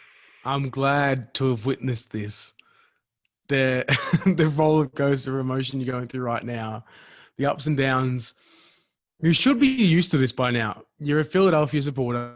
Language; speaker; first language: English; native; English